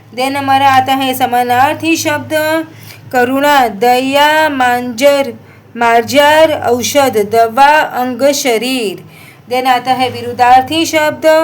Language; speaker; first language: Hindi; non-native, local second language; Marathi